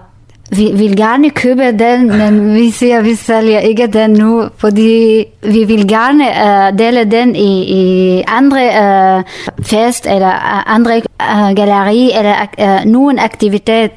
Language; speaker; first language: Danish; non-native, learner; Kurdish